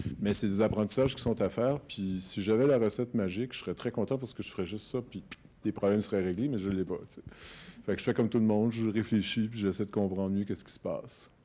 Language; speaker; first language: French; native; French